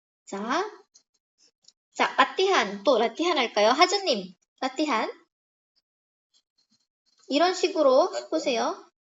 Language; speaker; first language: Korean; non-native, fluent; Indonesian